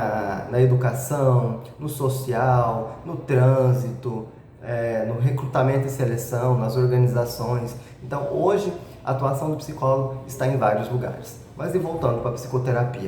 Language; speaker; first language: Portuguese; native; Portuguese